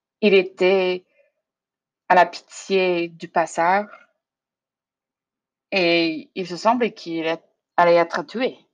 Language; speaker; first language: French; non-native, learner; English